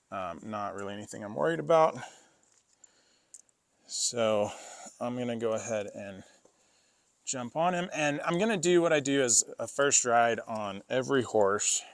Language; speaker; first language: English; native; English